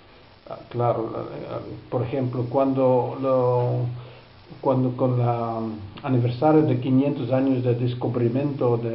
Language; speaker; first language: Spanish; non-native, fluent; Dutch